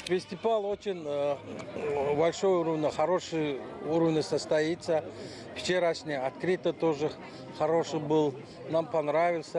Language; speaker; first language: Russian; non-native, learner; Mongolian